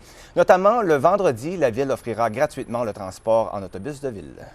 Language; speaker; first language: French; native; French